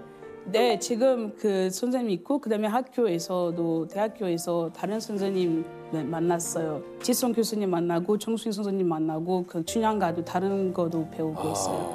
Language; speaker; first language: Korean; non-native, learner; French